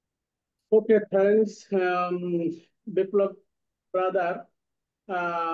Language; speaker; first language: English; non-native, learner; Bangla